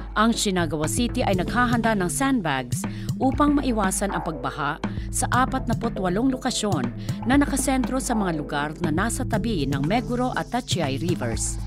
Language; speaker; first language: Filipino; native; Filipino